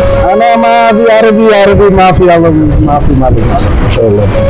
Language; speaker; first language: Arabic; non-native, learner; Bangla